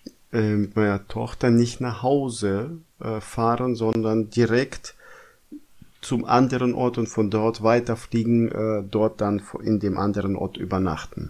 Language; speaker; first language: German; non-native, fluent; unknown